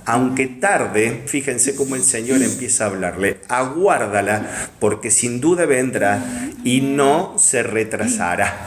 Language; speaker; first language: Spanish; native; Spanish